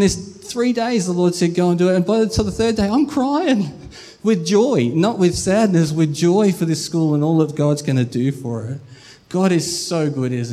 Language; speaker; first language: English; native; English